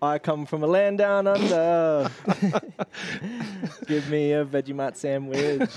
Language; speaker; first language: English; native; English